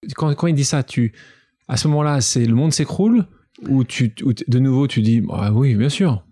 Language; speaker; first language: French; native; French